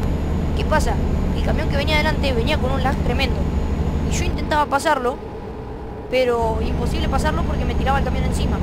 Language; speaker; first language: Spanish; native; Spanish